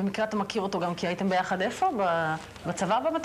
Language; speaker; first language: Hebrew; native; Hebrew